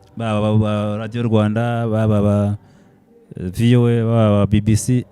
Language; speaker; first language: Kinyarwanda; early bilingual, heritage; Kinyarwanda